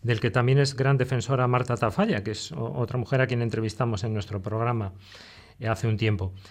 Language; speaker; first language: Spanish; native; Spanish